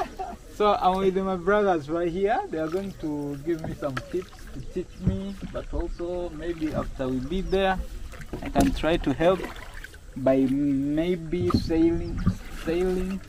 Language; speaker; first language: English; non-native, fluent; Rundi